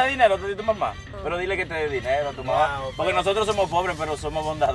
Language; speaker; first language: Spanish; native; Spanish